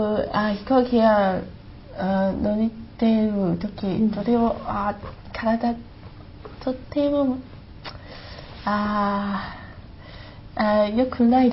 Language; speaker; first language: Japanese; non-native, learner; Chinese